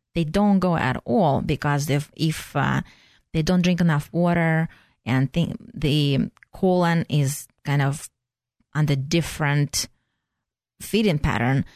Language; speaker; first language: English; non-native, fluent; Russian